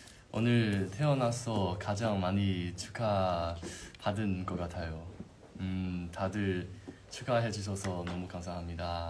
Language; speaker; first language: Korean; non-native, learner; Chinese